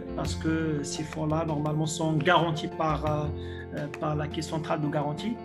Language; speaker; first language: French; non-native, local second language; Arabic